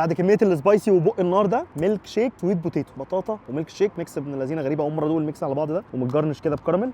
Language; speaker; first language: Arabic; native; Arabic